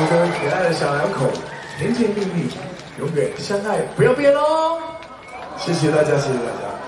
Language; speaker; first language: Chinese; native; Chinese